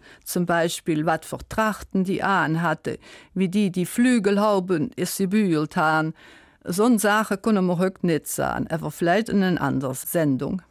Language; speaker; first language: German; native; German